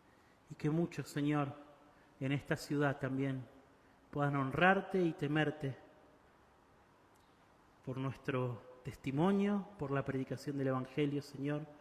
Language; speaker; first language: Spanish; native; Spanish